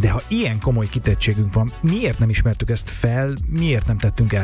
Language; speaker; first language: Hungarian; native; Hungarian